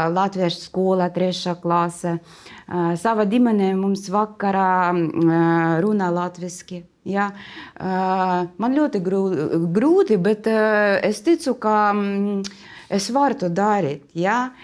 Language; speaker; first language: Latvian; non-native, fluent; Ukrainian